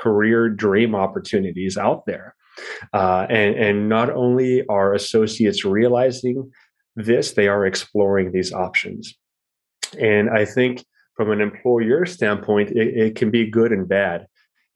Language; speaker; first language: English; native; English